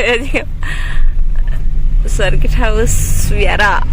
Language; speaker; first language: Gujarati; non-native, local second language; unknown